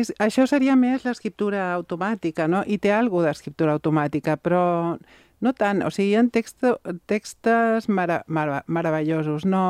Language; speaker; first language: Catalan; non-native, local second language; Spanish